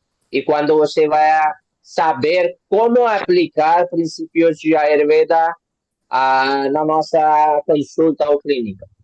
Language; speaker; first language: Portuguese; non-native, learner; Hindi